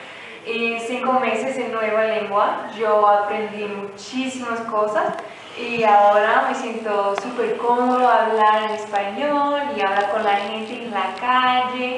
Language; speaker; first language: Spanish; non-native, learner; English